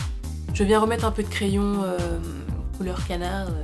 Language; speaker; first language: French; native; French